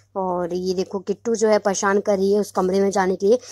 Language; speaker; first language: Hindi; native; Hindi